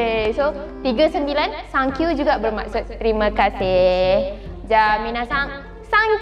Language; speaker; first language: Malay; native; Malay